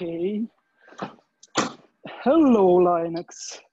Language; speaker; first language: English; non-native, learner; Ukrainian